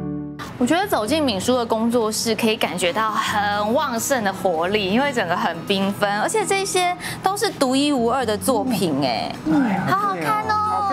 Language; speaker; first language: Chinese; native; Chinese